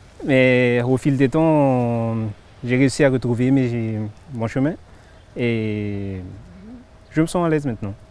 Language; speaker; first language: French; non-native, local second language; Malagasy